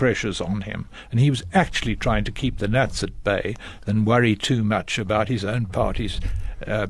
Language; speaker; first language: English; native; English